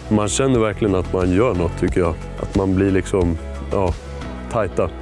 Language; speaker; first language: Swedish; native; Swedish